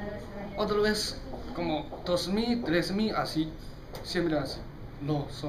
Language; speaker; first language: Spanish; non-native, learner; Chinese